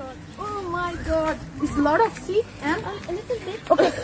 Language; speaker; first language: English; non-native, learner; Bangla